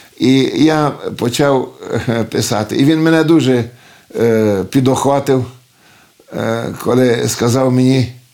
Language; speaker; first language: Ukrainian; early bilingual, heritage; Ukrainian